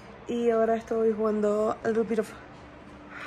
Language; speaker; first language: Spanish; native; Spanish